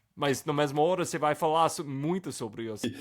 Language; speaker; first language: Portuguese; non-native, fluent; English